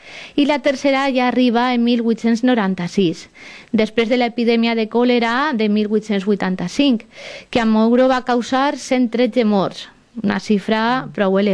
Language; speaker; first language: Catalan; native; Catalan